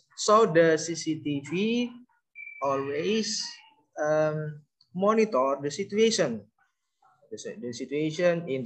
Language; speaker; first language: English; non-native, learner; Indonesian